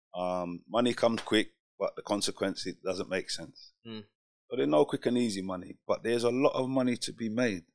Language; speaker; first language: English; native; English